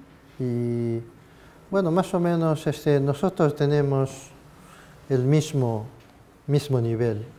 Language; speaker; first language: Spanish; non-native, fluent; Japanese